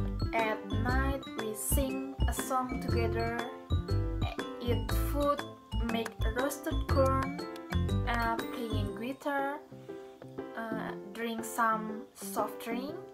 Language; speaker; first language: English; non-native, learner; Indonesian